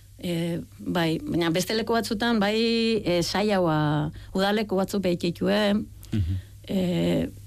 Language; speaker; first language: Basque; native; Basque